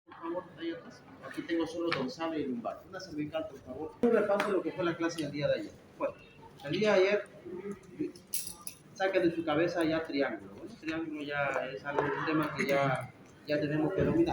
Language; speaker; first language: Spanish; native; Spanish